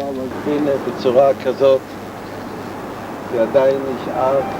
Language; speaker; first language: Hebrew; non-native, fluent; German